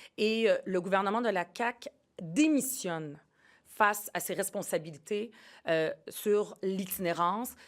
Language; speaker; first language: French; early bilingual, other home language; Arabic